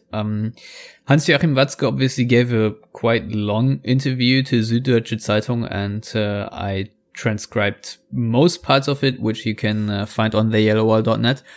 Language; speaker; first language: English; non-native, fluent; German